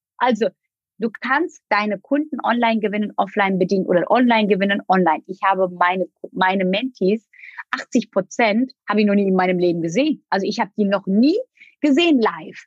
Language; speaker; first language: German; non-native, fluent; Turkish